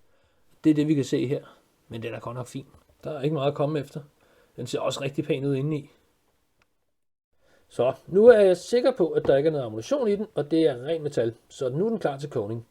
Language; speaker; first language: Danish; native; Danish